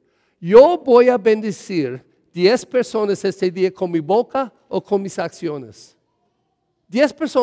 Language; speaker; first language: Spanish; early bilingual, heritage; English